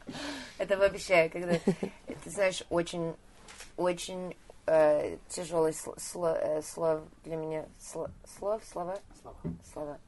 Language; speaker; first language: Russian; early bilingual, heritage; Russian